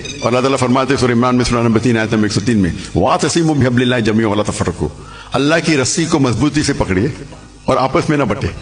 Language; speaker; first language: Urdu; non-native, local second language; Hindi